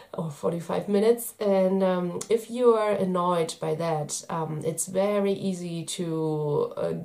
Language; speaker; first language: English; non-native, fluent; German